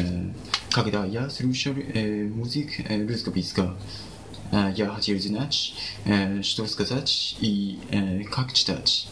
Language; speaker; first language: Russian; non-native, learner; Japanese